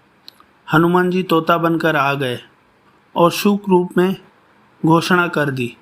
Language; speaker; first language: Hindi; native; Hindi